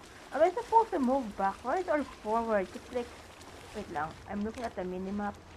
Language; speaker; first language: English; non-native, local second language; Filipino